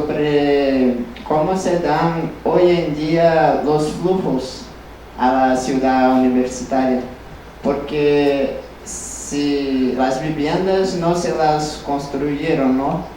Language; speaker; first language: Spanish; non-native, fluent; Portuguese